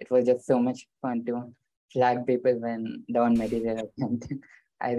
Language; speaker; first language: English; non-native, local second language; Telugu